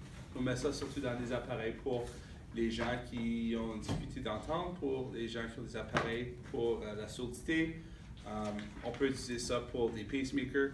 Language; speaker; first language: French; native; French